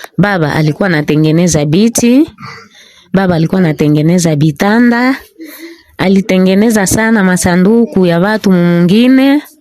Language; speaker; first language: Swahili; non-native, local second language; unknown